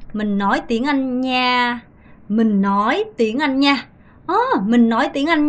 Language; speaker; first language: Vietnamese; non-native, fluent; Korean